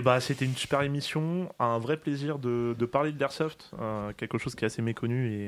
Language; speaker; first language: French; native; French